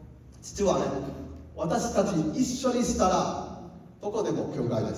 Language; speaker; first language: Japanese; non-native, learner; Cantonese